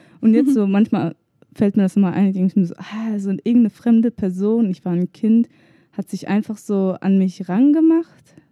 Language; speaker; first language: German; native; German